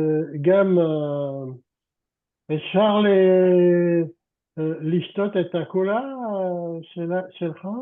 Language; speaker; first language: Hebrew; non-native, learner; French